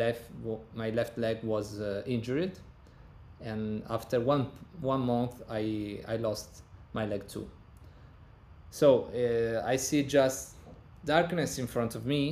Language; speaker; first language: English; non-native, learner; Italian